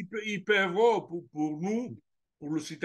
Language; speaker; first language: French; non-native, learner; Italian